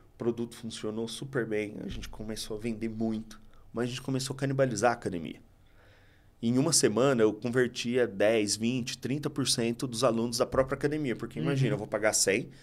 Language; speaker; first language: Portuguese; native; Portuguese